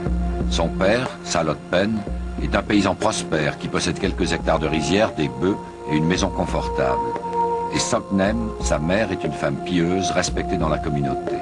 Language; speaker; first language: French; native; French